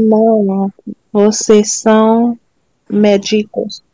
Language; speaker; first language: Portuguese; non-native, learner; Haitian Creole